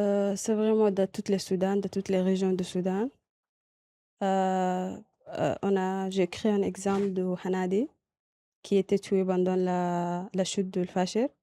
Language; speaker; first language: French; non-native, learner; Arabic